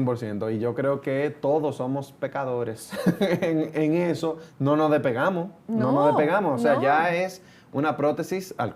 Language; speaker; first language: Spanish; native; Spanish